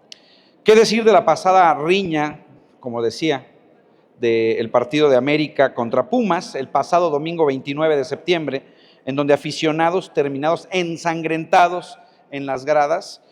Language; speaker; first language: Spanish; native; Spanish